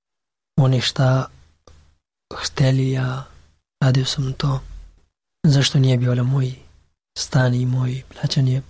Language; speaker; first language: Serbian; non-native, learner; Pashto